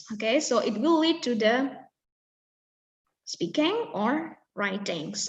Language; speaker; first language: English; non-native, fluent; Indonesian